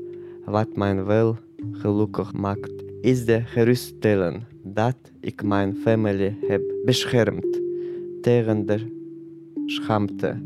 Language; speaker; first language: Dutch; non-native, learner; Chechen